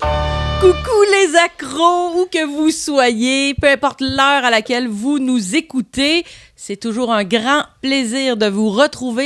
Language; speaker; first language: French; native; French